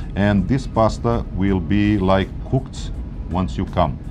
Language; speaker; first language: English; non-native, fluent; Portuguese